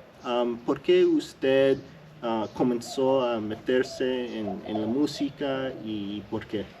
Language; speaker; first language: Spanish; early bilingual, heritage; English